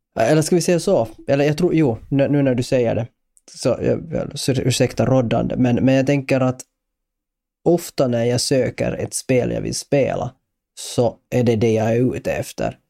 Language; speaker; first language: Swedish; native; Swedish